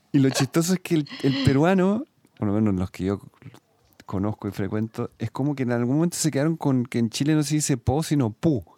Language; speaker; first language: Spanish; native; Spanish